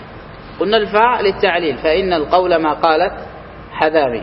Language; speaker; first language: Arabic; native; Arabic